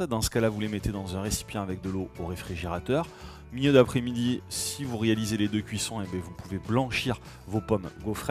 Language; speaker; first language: French; native; French